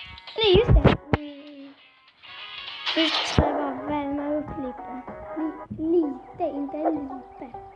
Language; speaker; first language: Swedish; native; Swedish